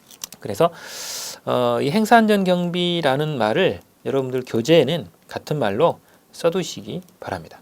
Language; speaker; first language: Korean; native; Korean